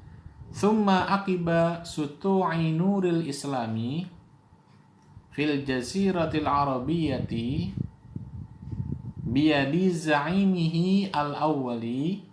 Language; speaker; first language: Arabic; non-native, fluent; Indonesian